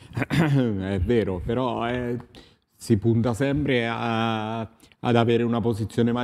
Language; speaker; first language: Italian; native; Italian